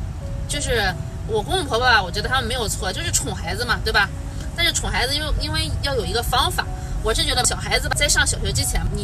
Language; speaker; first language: Chinese; native; Chinese